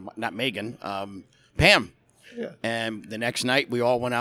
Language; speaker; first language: English; native; English